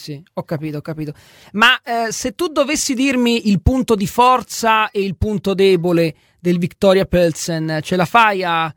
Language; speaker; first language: Italian; native; Italian